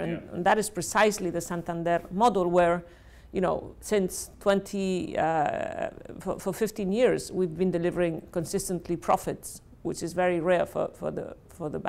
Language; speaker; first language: English; non-native, fluent; Spanish